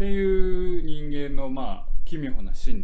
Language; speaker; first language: Japanese; native; Japanese